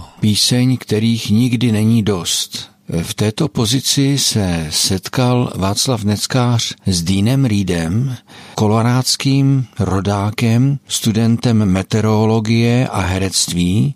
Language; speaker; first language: Czech; native; Czech